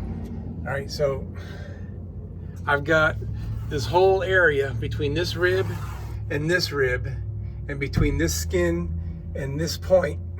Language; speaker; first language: English; native; English